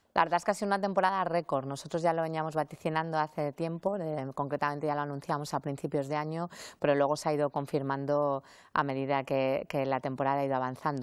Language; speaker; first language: Spanish; native; Spanish